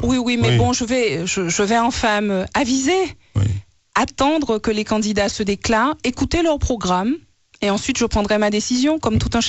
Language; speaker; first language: French; native; French